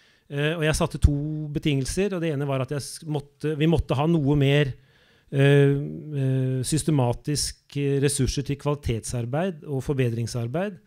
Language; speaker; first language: Norwegian; native; Norwegian